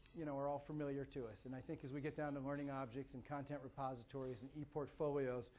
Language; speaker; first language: English; native; English